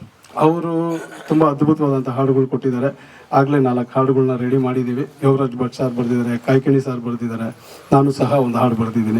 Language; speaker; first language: Kannada; native; Kannada